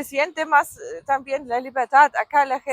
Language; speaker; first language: Spanish; non-native, fluent; German